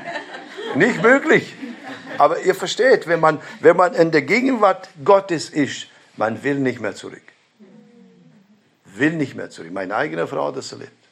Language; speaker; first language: German; non-native, fluent; Romanian